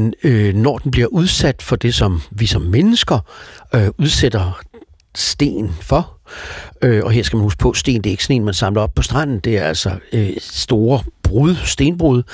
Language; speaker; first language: Danish; native; Danish